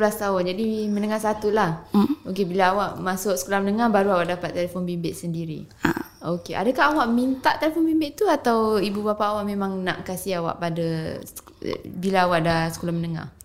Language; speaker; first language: Malay; native; Malay